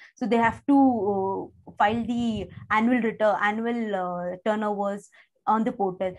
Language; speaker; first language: English; non-native, local second language; Kannada